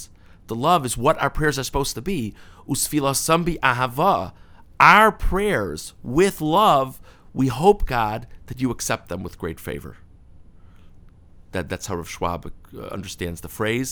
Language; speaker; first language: English; native; English